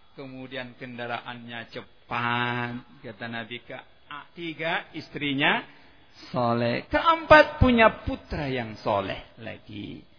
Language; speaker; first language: Indonesian; native; Indonesian